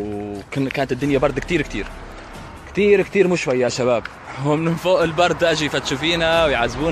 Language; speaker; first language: Arabic; native; Arabic